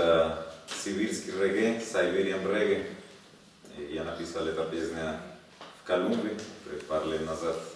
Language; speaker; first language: Russian; non-native, learner; Spanish